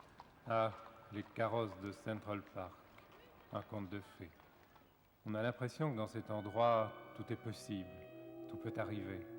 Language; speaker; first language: French; native; French